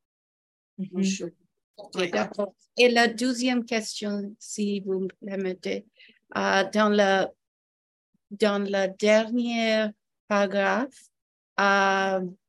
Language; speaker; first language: French; non-native, learner; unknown